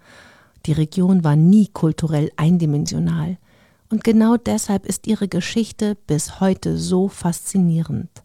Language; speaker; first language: German; native; German